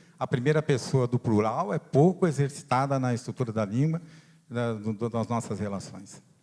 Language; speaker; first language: Portuguese; non-native, fluent; Italian